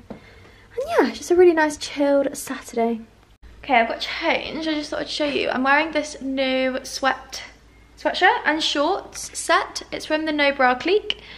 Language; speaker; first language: English; native; English